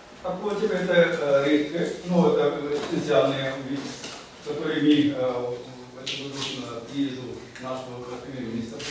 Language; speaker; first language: Russian; non-native, learner; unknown